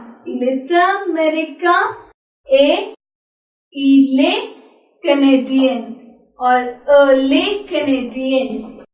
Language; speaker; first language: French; non-native, fluent; Hindi